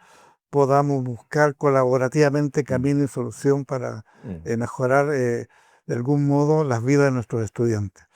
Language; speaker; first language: Spanish; native; Spanish